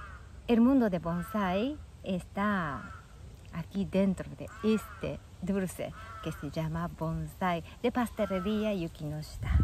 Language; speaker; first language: Spanish; non-native, fluent; Japanese